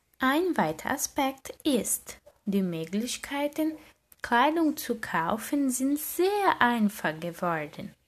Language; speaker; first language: German; non-native, learner; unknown